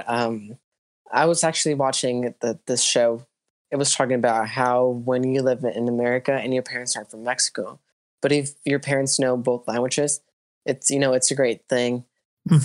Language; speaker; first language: English; early bilingual, other home language; Spanish